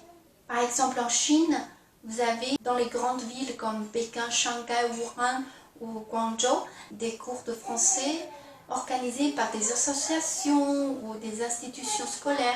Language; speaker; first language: French; non-native, fluent; Chinese